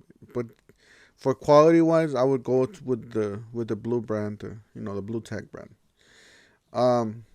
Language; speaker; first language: English; native; English